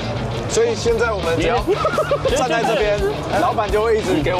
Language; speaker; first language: Chinese; native; Chinese